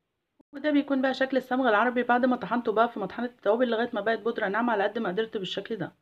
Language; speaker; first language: Arabic; native; Arabic